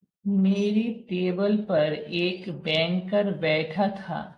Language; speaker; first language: Hindi; non-native, fluent; Bangla